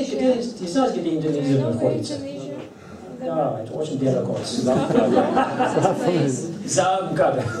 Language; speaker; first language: Russian; non-native, learner; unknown